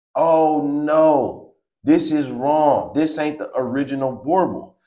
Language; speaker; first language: English; native; English